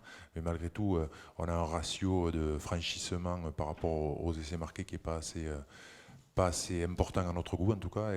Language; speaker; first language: French; native; French